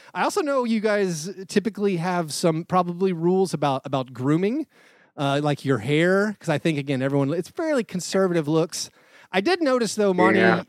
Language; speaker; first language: English; native; English